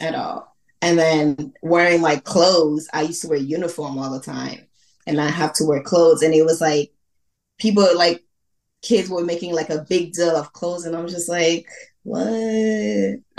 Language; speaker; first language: English; non-native, fluent; Haitian Creole